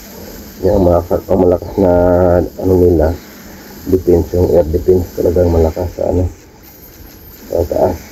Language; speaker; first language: Filipino; native; Filipino